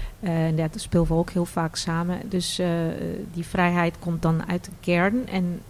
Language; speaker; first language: Dutch; non-native, fluent; Portuguese